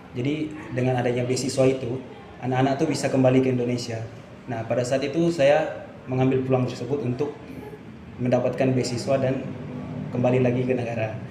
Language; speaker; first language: Indonesian; early bilingual, heritage; Indonesian